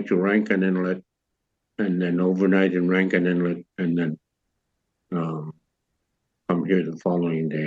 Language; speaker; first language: English; native; English